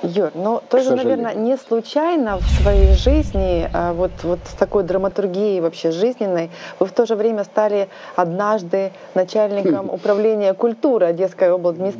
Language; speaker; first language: Russian; native; Russian